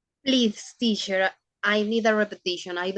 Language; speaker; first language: English; non-native, learner; Spanish